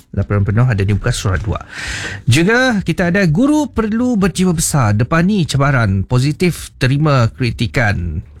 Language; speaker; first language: Malay; native; Malay